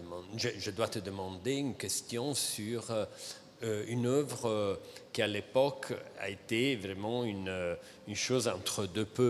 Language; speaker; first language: French; non-native, fluent; Italian